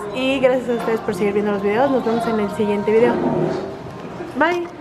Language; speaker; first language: Spanish; native; Spanish